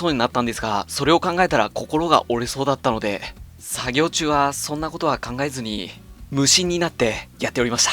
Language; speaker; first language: Japanese; native; Japanese